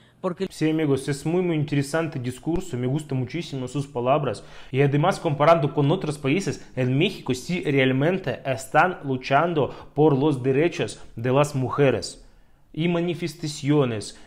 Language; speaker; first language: Spanish; non-native, fluent; Russian